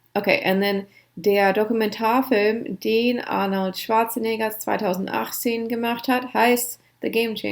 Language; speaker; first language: German; non-native, fluent; English